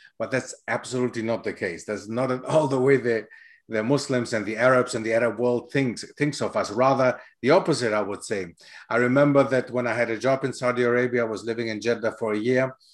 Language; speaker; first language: English; non-native, fluent; Greek